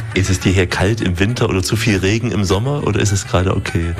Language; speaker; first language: German; native; German